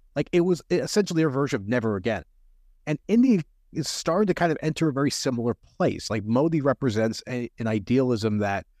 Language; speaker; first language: English; early bilingual, other home language; Hindi